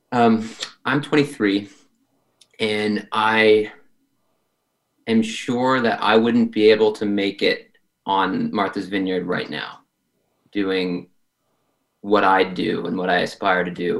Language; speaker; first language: English; native; English